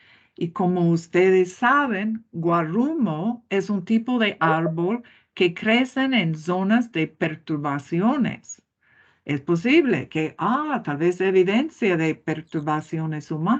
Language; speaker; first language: Spanish; non-native, fluent; English